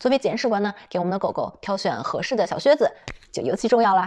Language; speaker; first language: Chinese; native; Chinese